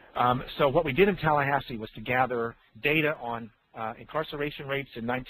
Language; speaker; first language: English; native; English